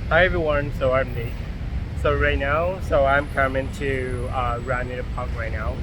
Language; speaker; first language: English; non-native, learner; Thai